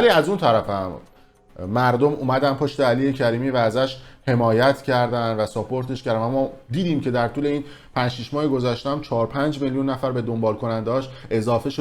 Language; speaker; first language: Persian; native; Persian